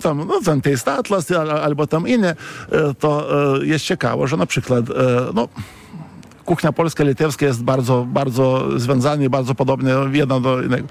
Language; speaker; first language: Polish; non-native, fluent; Lithuanian